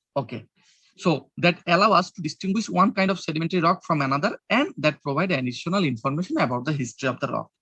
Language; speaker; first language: English; non-native, local second language; Bangla